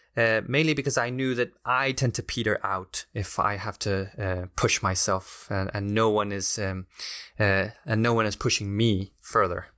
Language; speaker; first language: English; non-native, fluent; Spanish